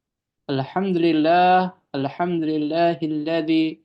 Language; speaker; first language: Arabic; non-native, fluent; Indonesian